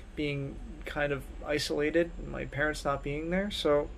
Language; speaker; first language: English; native; English